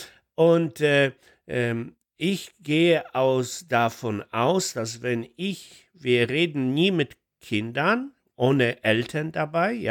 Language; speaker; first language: German; non-native, fluent; Polish